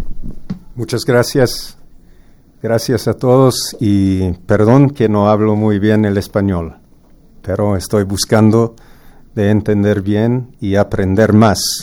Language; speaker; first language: Spanish; non-native, fluent; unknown